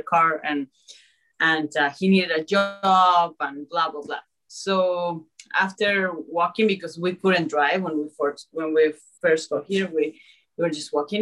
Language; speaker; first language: English; early bilingual, other home language; Spanish